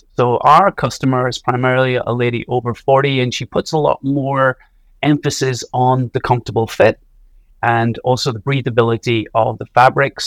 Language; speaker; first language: English; native; English